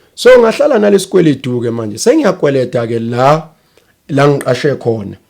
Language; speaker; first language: Zulu; native; Zulu